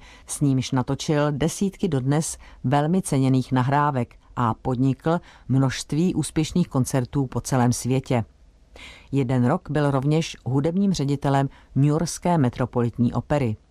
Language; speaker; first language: Czech; native; Czech